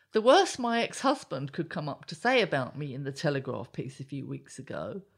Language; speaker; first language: English; native; English